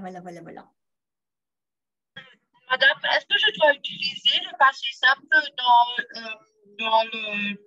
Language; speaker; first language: French; non-native, learner; German